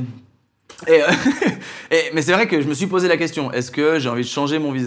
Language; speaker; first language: French; native; French